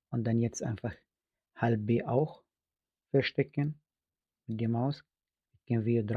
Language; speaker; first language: German; non-native, fluent; Arabic